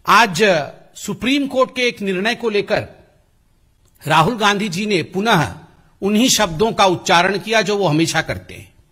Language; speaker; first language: Hindi; non-native, local second language; Odia